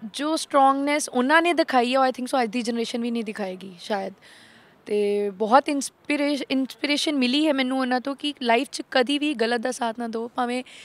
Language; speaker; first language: Punjabi; native; Punjabi